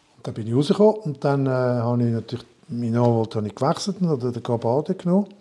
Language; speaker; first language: German; non-native, local second language; French